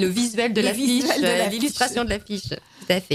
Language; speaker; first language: French; native; French